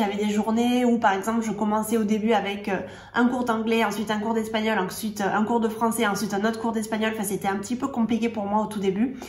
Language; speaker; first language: French; native; French